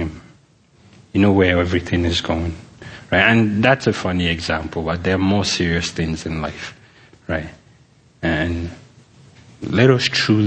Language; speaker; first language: English; non-native, local second language; Yoruba